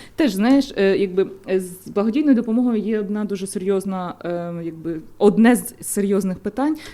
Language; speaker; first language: Ukrainian; native; Ukrainian